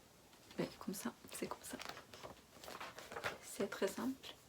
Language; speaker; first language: French; non-native, learner; Japanese